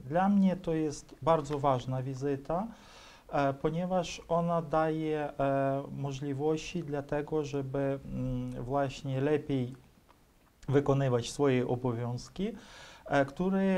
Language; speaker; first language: Polish; non-native, fluent; Ukrainian